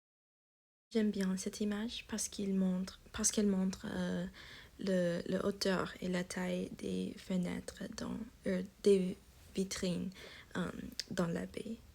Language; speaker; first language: French; non-native, learner; English